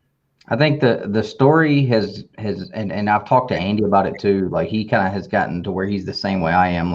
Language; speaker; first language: English; native; English